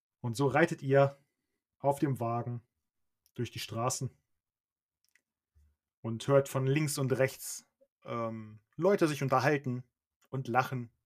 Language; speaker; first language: German; native; German